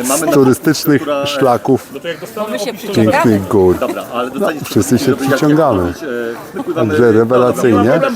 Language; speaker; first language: Polish; native; Polish